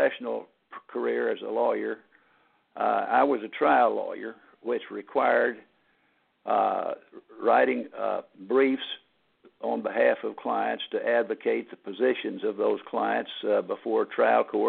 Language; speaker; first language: English; native; English